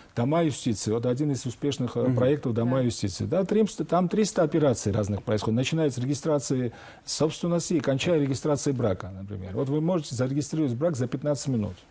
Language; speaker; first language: Russian; non-native, local second language; Georgian